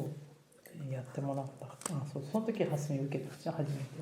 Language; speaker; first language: Japanese; native; Japanese